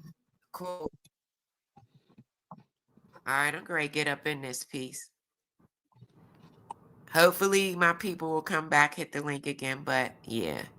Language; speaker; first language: English; native; English